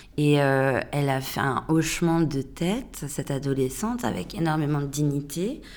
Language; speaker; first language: French; native; French